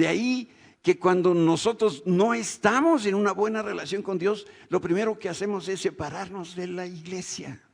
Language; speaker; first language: Spanish; native; Spanish